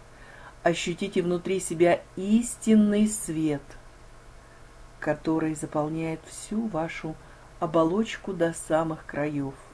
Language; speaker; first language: Russian; native; Russian